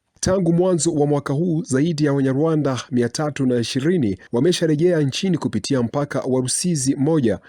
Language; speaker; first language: Swahili; non-native, local second language; Kinyarwanda